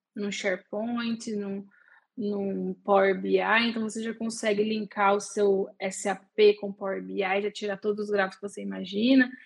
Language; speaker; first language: Portuguese; native; Portuguese